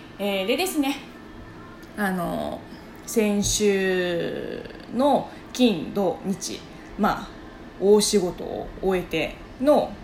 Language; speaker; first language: Japanese; non-native, fluent; Chinese